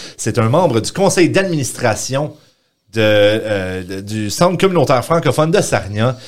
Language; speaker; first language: French; native; French